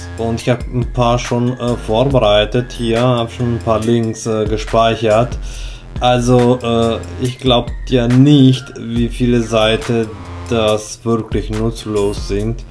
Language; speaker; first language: German; non-native, fluent; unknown